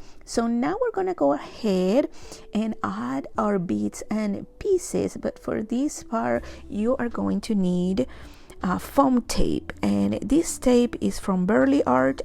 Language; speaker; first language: English; non-native, fluent; Spanish